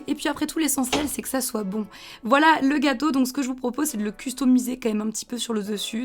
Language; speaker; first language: French; native; French